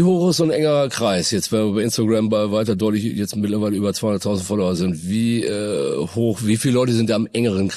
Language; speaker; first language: German; native; German